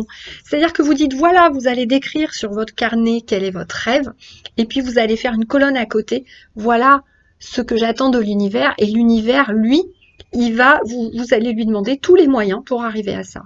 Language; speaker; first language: French; native; French